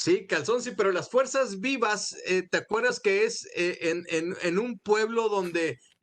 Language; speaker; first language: Spanish; native; Spanish